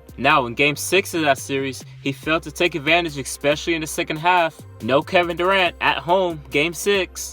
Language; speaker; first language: English; native; English